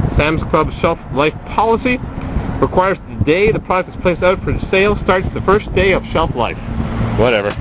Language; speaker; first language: English; early bilingual, other home language; French